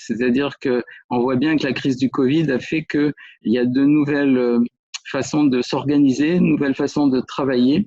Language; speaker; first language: French; native; French